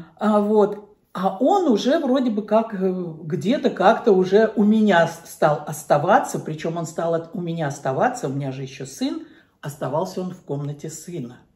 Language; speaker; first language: Russian; native; Russian